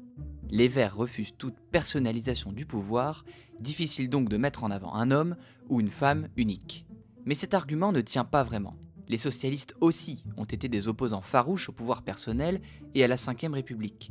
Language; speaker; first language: French; native; French